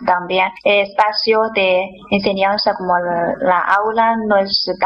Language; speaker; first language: Spanish; non-native, fluent; Chinese